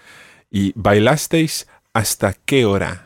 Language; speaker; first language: Spanish; non-native, fluent; English